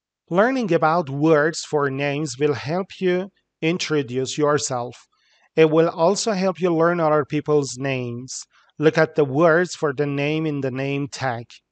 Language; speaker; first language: English; non-native, fluent; Persian